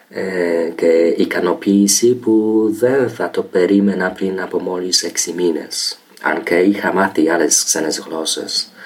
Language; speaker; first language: Greek; non-native, fluent; Polish